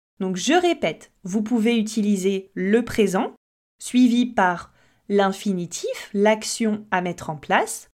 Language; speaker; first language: French; native; French